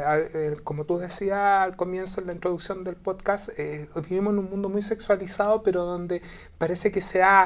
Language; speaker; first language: Spanish; native; Spanish